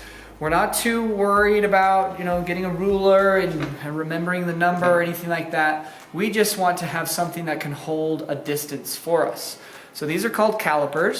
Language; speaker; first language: English; native; English